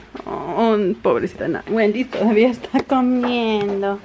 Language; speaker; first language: Spanish; early bilingual, heritage; Spanish